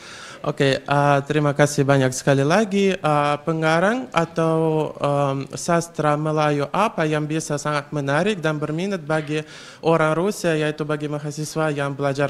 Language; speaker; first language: Indonesian; non-native, fluent; Russian